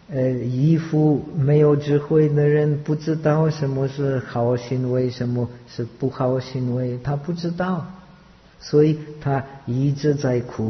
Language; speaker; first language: Chinese; non-native, fluent; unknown